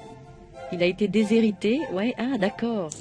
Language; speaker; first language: French; native; French